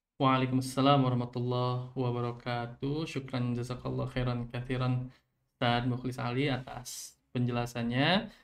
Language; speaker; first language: Indonesian; native; Indonesian